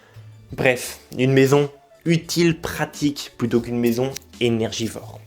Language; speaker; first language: French; native; French